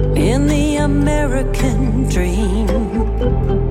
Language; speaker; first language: Danish; non-native, fluent; English